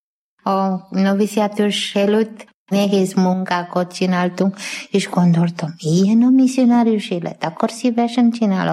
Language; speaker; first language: Hungarian; non-native, fluent; Malayalam